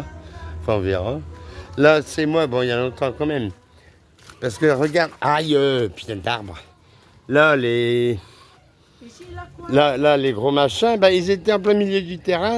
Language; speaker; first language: French; native; French